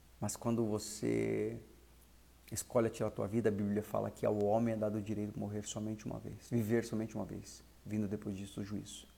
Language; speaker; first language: Portuguese; native; Portuguese